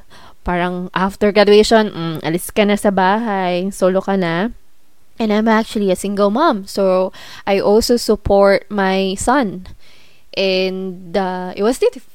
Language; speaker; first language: English; non-native, local second language; Filipino